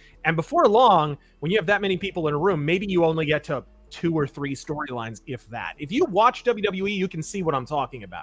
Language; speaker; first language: English; native; English